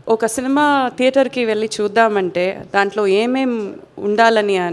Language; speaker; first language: Telugu; non-native, fluent; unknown